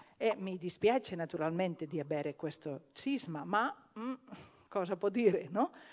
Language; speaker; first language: Italian; non-native, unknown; Catalan